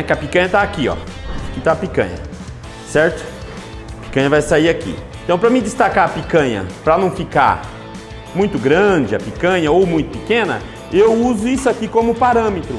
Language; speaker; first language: Portuguese; native; Portuguese